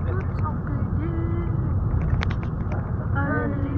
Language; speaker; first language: French; native; French